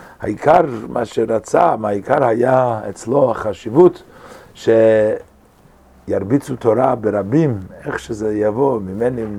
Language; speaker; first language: Hebrew; non-native, fluent; English